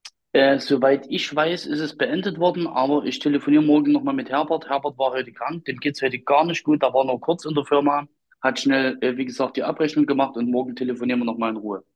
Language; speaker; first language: German; native; German